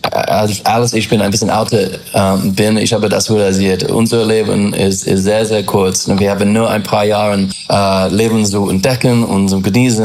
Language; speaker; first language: German; non-native, learner; English